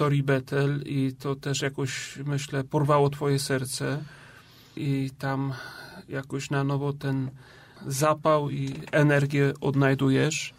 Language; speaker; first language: Polish; native; Polish